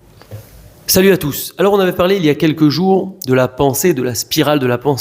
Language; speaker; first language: French; native; French